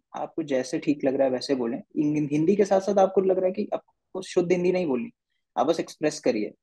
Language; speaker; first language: Hindi; native; Hindi